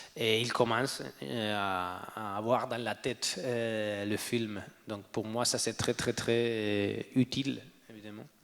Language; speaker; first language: French; non-native, learner; Spanish